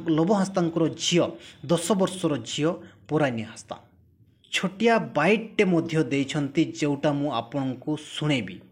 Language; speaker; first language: Odia; non-native, local second language; Santali